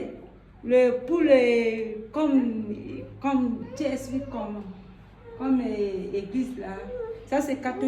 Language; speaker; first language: French; non-native, local second language; Sango